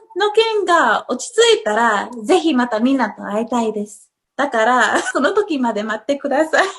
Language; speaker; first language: Japanese; non-native, fluent; English